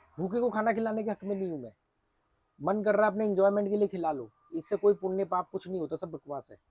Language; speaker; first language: Hindi; native; Hindi